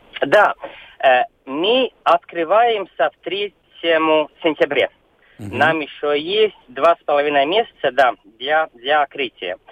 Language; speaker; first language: Russian; non-native, local second language; Latvian